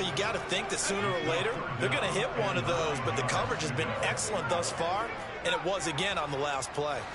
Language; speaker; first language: English; native; English